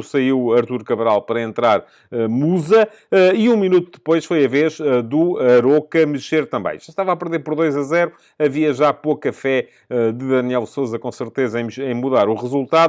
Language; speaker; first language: Portuguese; native; Portuguese